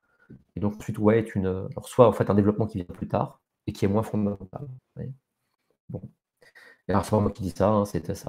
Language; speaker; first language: French; native; French